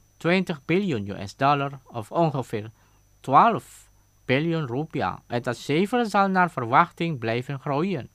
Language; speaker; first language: Dutch; non-native, fluent; Indonesian